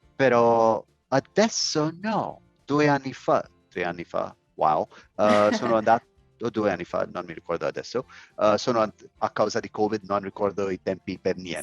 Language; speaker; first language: Italian; non-native, learner; English